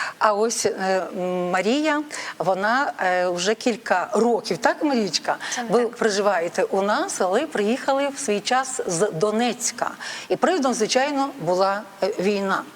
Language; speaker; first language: Ukrainian; native; Ukrainian